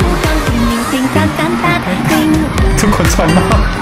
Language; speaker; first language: Thai; non-native, learner; Korean